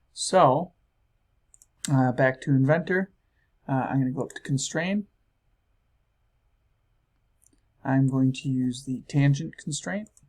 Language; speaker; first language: English; native; English